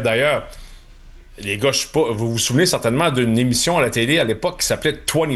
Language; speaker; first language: French; native; French